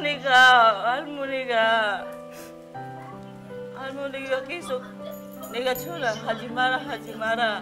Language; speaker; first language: Korean; non-native, learner; Filipino